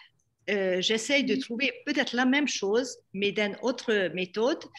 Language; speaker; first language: French; non-native, fluent; Hungarian